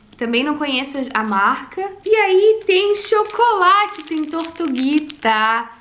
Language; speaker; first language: Portuguese; native; Portuguese